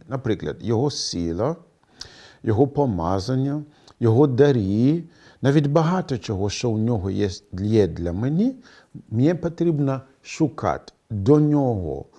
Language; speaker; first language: Ukrainian; non-native, fluent; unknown